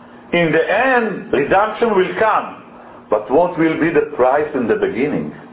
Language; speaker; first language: English; non-native, fluent; Hebrew